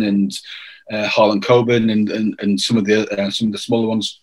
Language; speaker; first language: English; native; English